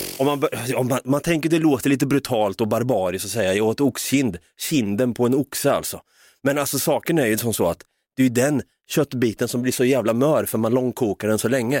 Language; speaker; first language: Swedish; native; Swedish